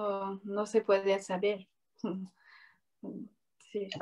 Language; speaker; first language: Spanish; non-native, learner; French